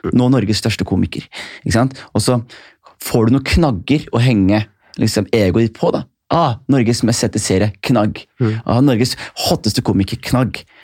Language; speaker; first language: Norwegian; early bilingual, other home language; Somali